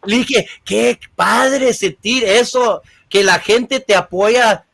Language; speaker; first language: Spanish; early bilingual, other home language; English